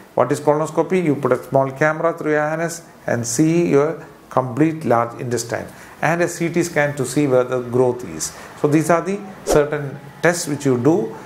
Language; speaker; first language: English; non-native, local second language; Malayalam